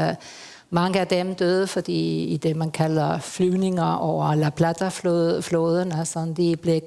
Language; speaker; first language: Danish; non-native, fluent; Spanish